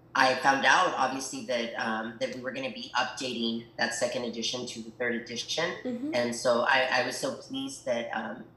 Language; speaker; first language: English; early bilingual, other home language; Spanish